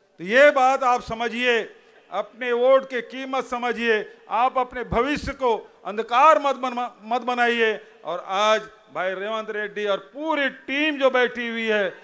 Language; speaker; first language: Hindi; native; Hindi